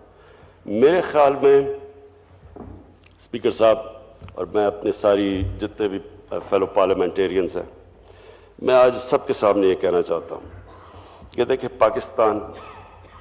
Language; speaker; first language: Urdu; native; Urdu